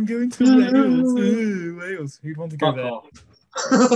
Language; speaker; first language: English; native; English